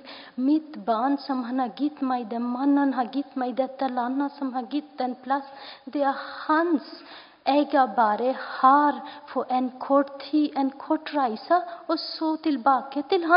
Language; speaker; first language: Norwegian; non-native, fluent; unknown